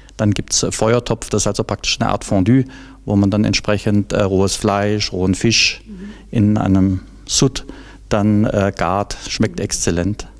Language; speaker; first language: German; native; German